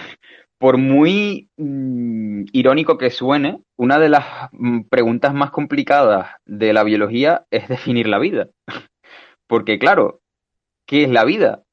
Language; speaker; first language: Spanish; native; Spanish